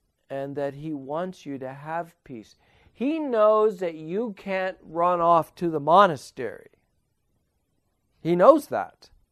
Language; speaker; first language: English; native; English